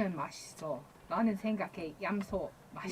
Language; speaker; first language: Korean; non-native, learner; English